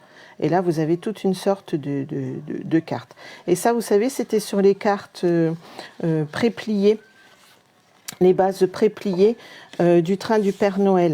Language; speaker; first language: French; native; French